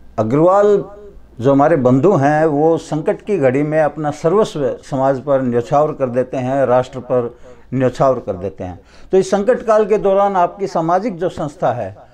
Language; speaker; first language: Hindi; native; Hindi